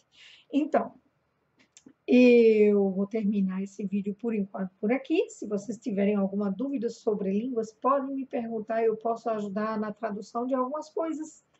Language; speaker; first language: Portuguese; non-native, fluent; German